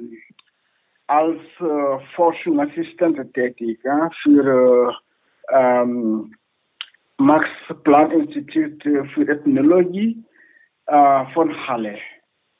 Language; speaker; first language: German; non-native, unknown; Wolof